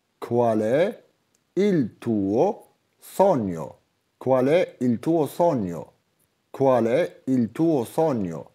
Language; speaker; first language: Italian; non-native, fluent; Arabic